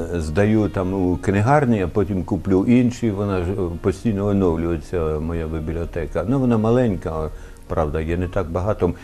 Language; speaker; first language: Ukrainian; non-native, fluent; French